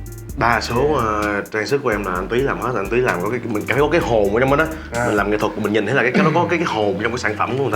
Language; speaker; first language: Vietnamese; native; Vietnamese